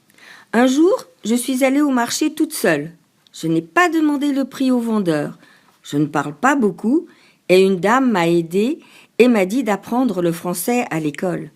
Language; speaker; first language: French; non-native, learner; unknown